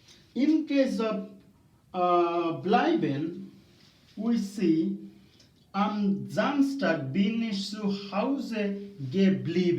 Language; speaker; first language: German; non-native, fluent; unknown